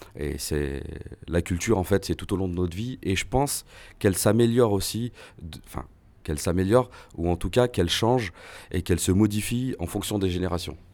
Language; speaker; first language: French; early bilingual, other home language; Arabic